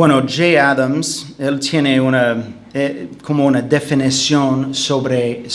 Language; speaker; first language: Spanish; non-native, fluent; English